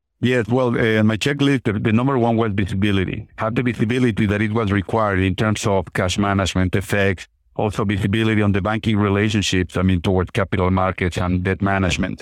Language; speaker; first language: English; non-native, fluent; Spanish